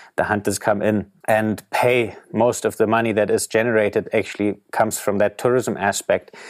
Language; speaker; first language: English; non-native, fluent; German